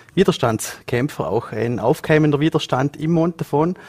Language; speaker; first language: German; native; German